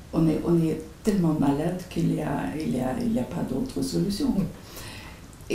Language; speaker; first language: French; non-native, fluent; Swedish